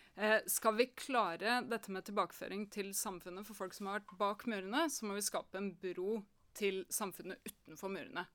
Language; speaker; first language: Norwegian; native; Norwegian